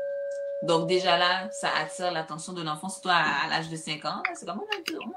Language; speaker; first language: French; native; French